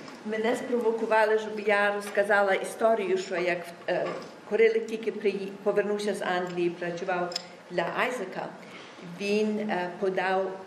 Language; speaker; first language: Ukrainian; early bilingual, heritage; Ukrainian